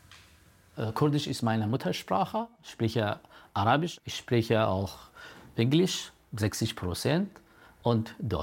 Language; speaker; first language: German; non-native, fluent; Kurdish